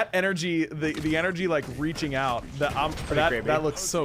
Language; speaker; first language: English; native; English